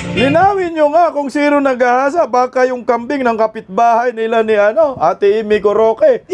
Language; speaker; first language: Filipino; non-native, local second language; Cebuano